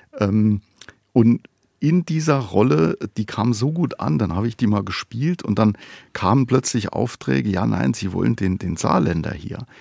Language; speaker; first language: German; native; German